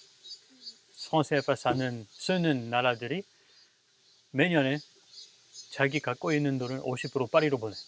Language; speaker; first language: Korean; non-native, fluent; French